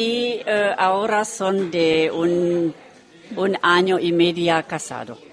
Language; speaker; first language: Spanish; non-native, learner; Romanian